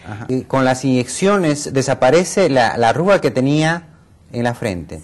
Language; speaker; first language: Spanish; native; Spanish